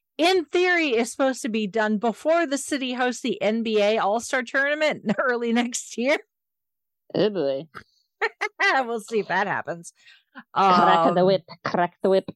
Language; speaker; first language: English; native; English